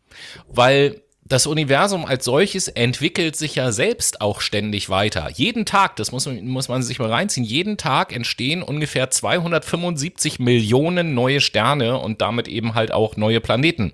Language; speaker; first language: German; native; German